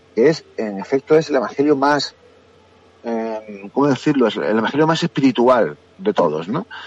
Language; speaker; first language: Spanish; native; Spanish